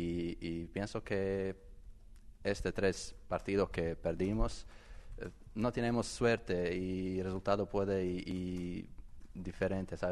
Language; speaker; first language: Spanish; non-native, learner; Croatian